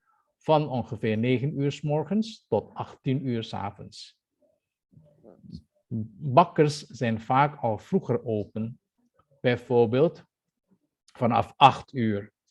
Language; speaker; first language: Dutch; non-native, fluent; Indonesian